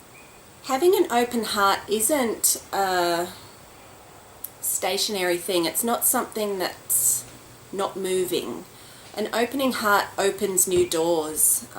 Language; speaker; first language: English; native; English